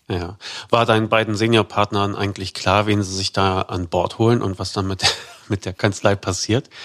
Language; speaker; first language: German; native; German